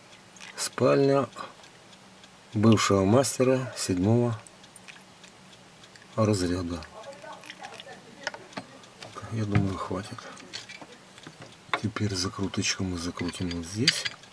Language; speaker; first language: Russian; native; Russian